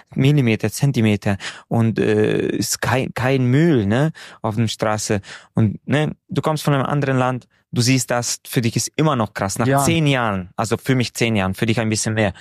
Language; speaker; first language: German; non-native, fluent; Hungarian